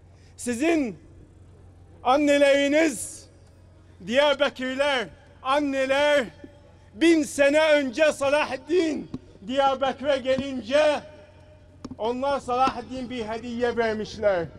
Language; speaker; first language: Turkish; non-native, fluent; Arabic